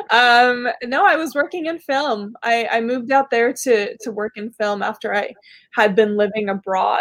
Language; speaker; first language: English; early bilingual, other home language; Arabic